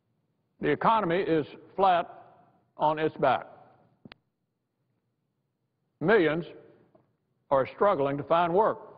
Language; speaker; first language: English; native; English